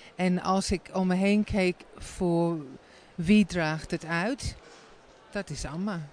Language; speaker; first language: Dutch; non-native, fluent; English